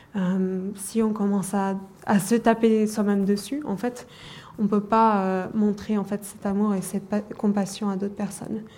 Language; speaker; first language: French; non-native, fluent; German